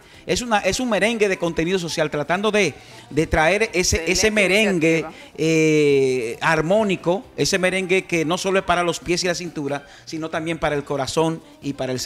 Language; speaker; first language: Spanish; native; Spanish